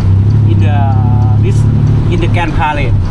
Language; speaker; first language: English; non-native, learner; Thai